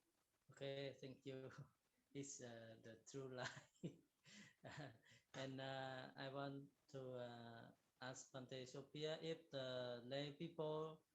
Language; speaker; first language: English; non-native, learner; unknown